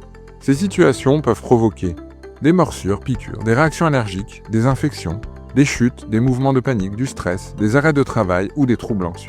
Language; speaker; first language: French; native; French